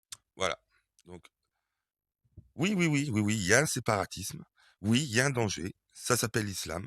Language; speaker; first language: French; native; French